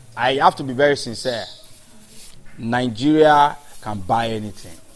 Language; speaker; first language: English; non-native, local second language; Yoruba